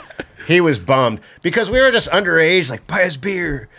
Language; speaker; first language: English; native; English